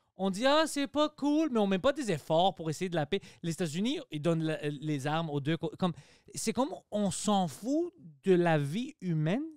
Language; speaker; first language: French; early bilingual, other home language; Greek